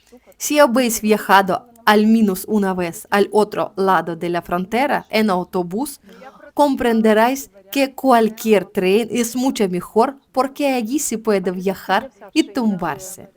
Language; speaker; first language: Spanish; non-native, learner; Ukrainian